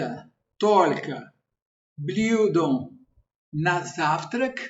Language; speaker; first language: Russian; non-native, learner; Portuguese